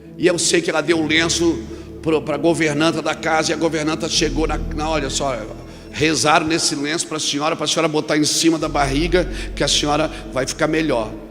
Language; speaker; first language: Portuguese; native; Portuguese